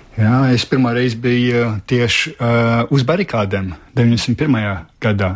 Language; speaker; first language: Latvian; early bilingual, heritage; Latvian